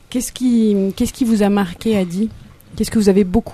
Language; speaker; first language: French; native; French